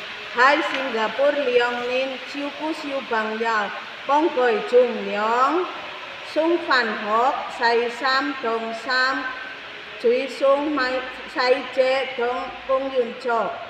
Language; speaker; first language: Cantonese; non-native, learner; Indonesian